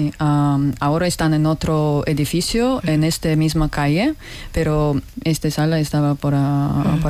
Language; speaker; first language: Spanish; non-native, learner; Russian